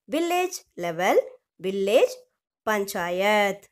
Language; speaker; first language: English; non-native, local second language; Tamil